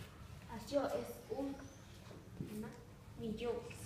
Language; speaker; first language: Catalan; non-native, learner; Chinese